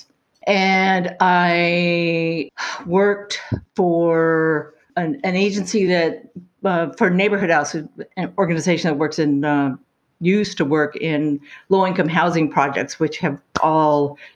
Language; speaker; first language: English; native; English